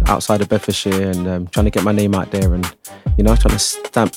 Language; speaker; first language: English; native; English